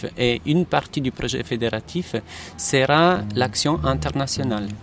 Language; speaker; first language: French; non-native, fluent; Italian